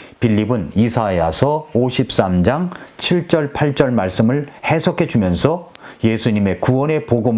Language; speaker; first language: Korean; native; Korean